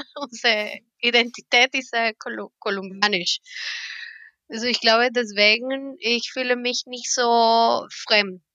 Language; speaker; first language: German; non-native, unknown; Spanish